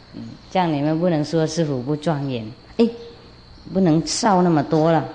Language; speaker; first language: Chinese; non-native, fluent; Vietnamese